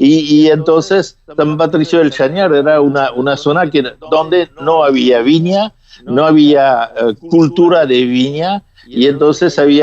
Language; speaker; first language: Spanish; non-native, fluent; French